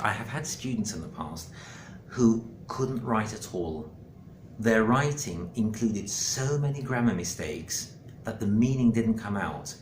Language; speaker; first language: English; non-native, fluent; Greek